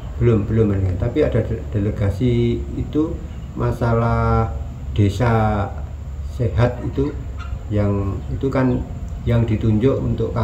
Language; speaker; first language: Indonesian; non-native, local second language; Javanese